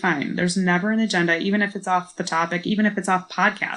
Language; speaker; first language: English; native; English